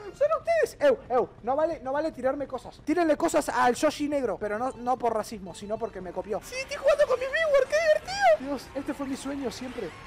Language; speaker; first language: Spanish; native; Spanish